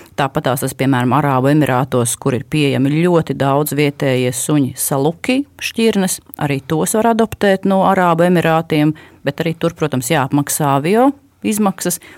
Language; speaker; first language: Latvian; native; Latvian